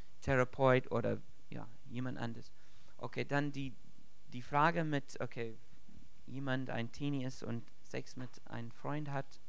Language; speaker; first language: German; non-native, learner; English